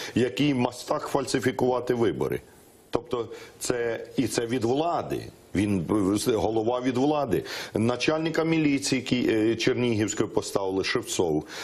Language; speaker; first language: Ukrainian; native; Ukrainian